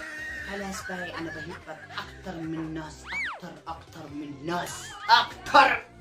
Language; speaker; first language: Arabic; non-native, learner; Oromo